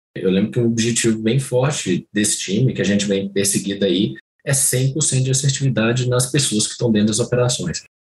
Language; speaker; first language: Portuguese; native; Portuguese